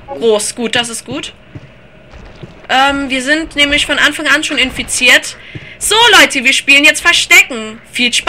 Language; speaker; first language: German; native; German